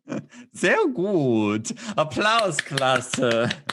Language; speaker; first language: German; non-native, fluent; English